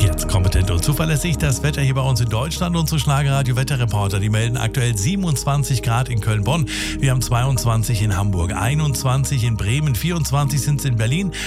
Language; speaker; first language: German; native; German